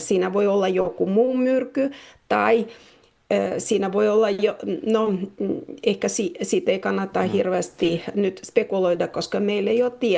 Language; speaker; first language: Finnish; non-native, fluent; Russian